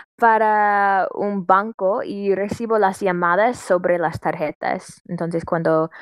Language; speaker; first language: Spanish; non-native, learner; English